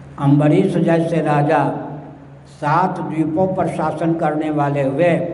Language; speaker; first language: Hindi; non-native, local second language; Maithili